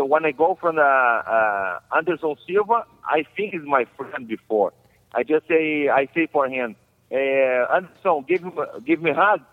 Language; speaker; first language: English; non-native, learner; Portuguese